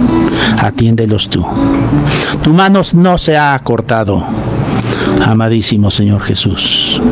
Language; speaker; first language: Spanish; native; Spanish